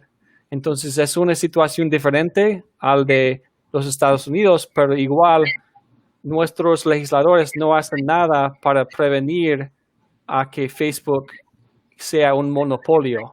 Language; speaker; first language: Spanish; non-native, fluent; English